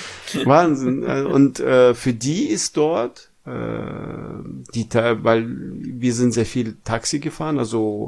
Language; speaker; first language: German; non-native, fluent; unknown